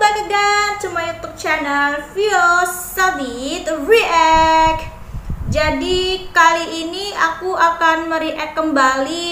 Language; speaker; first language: Indonesian; native; Indonesian